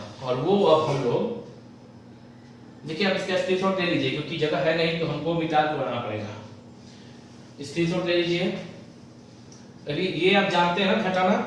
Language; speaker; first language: Hindi; native; Hindi